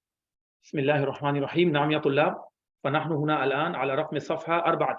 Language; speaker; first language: Arabic; non-native, fluent; Urdu